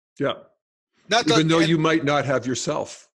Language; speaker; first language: English; native; English